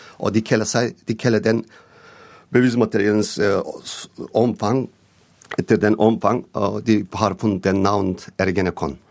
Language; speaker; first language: Norwegian; non-native, learner; Turkish